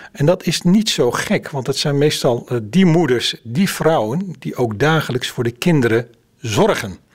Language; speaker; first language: Dutch; native; Dutch